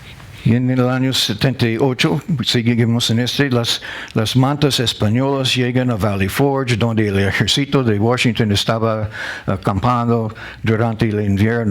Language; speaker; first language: Spanish; non-native, learner; English